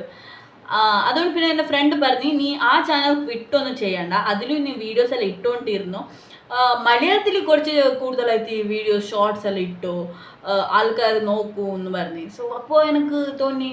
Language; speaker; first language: Malayalam; non-native, local second language; Tulu